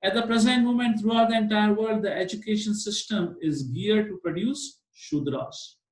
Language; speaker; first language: English; non-native, local second language; Hindi